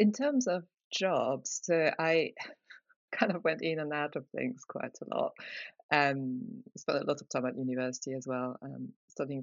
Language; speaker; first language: English; non-native, fluent; French